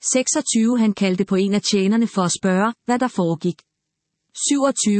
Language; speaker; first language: Danish; native; Danish